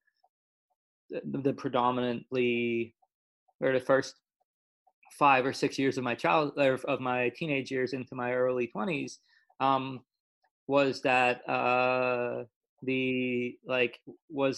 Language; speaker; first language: English; native; English